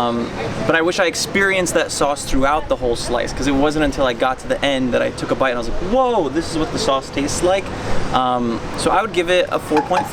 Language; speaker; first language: English; native; English